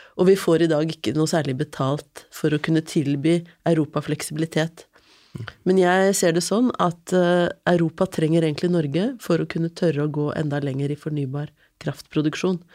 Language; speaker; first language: Norwegian; native; Norwegian